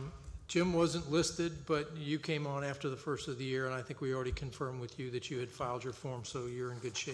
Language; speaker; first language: English; native; English